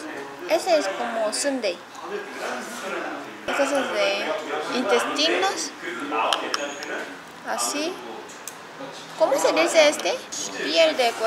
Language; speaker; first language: Spanish; non-native, learner; Korean